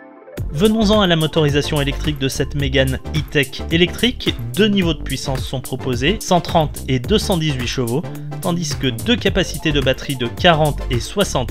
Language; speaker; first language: French; native; French